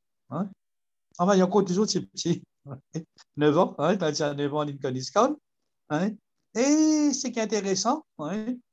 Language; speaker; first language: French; non-native, learner; Morisyen